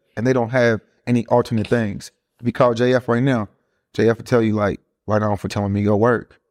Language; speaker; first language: English; early bilingual, other home language; Spanish